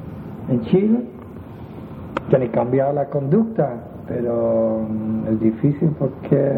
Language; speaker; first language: Spanish; non-native, fluent; Dutch